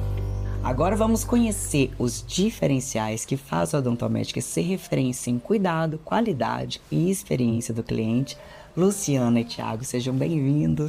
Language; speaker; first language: Portuguese; native; Portuguese